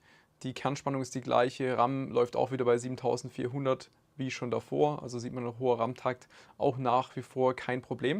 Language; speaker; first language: German; native; German